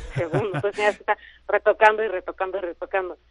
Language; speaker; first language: Spanish; native; Spanish